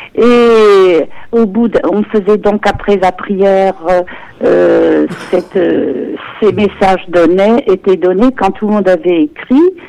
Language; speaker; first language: French; native; French